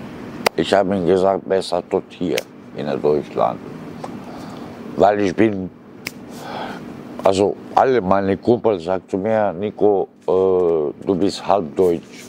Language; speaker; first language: German; non-native, learner; Romanian